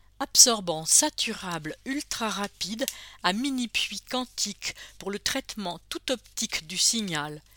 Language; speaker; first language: French; native; French